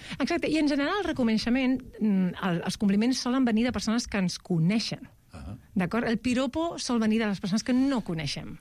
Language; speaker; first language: Catalan; non-native, local second language; Spanish